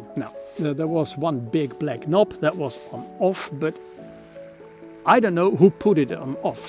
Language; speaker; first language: English; non-native, fluent; Dutch